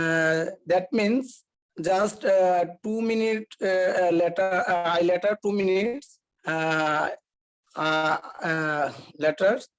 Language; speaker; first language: English; non-native, learner; Bangla